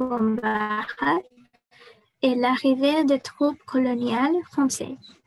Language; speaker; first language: French; non-native, learner; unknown